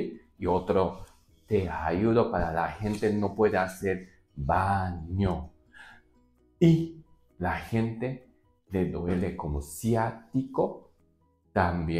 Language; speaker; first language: Spanish; non-native, learner; Japanese